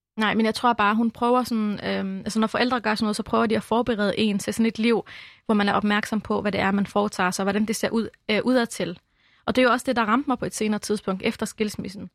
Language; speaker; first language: Danish; early bilingual, other home language; Arabic